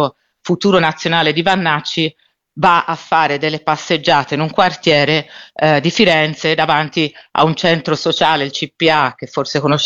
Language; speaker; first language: Italian; native; Italian